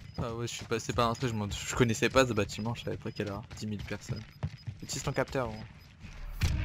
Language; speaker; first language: French; native; French